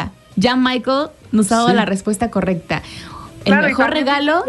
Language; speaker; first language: Spanish; native; Spanish